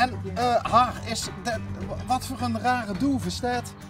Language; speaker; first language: Dutch; native; Dutch